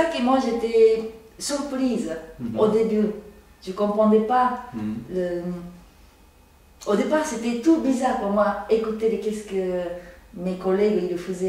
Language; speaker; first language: French; non-native, learner; Japanese